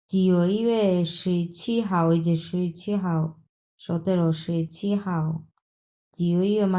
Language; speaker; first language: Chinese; non-native, fluent; Bangla